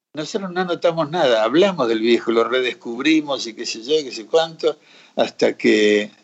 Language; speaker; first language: Spanish; native; Spanish